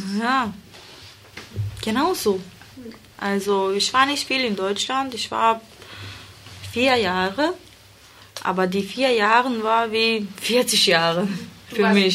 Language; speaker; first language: German; non-native, learner; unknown